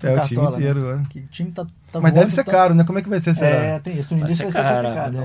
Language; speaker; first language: Portuguese; native; Portuguese